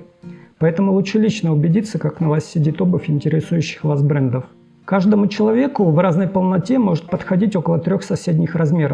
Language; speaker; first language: Russian; native; Russian